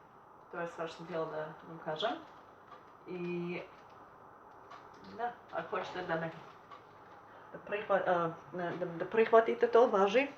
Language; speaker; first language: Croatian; early bilingual, heritage; Croatian